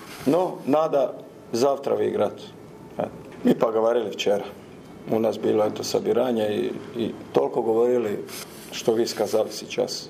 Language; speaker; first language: Russian; non-native, learner; Croatian